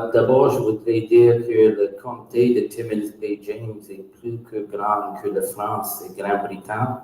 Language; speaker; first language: French; non-native, local second language; English